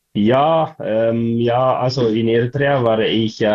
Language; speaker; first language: German; non-native, learner; Tigrinya